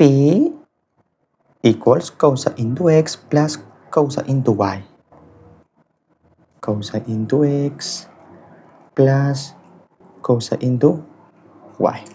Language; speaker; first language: English; non-native, fluent; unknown